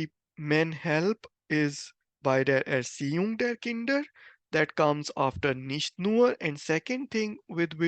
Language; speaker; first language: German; non-native, fluent; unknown